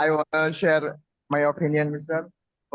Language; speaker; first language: English; non-native, learner; Indonesian